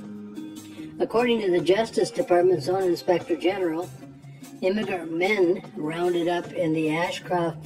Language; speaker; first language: English; native; English